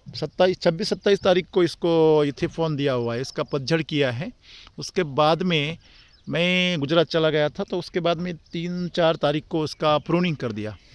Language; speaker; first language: Hindi; non-native, local second language; Marathi